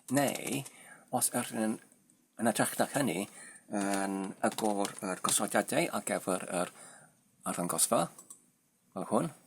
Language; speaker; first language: Welsh; non-native, learner; Polish